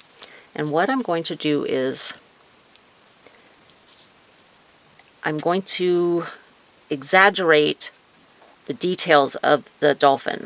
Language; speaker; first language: English; native; English